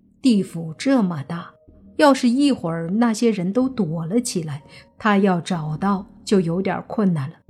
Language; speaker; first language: Chinese; native; Chinese